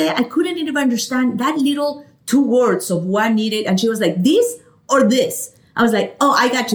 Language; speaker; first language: English; non-native, fluent; Spanish